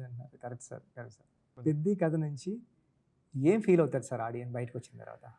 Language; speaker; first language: Telugu; native; Telugu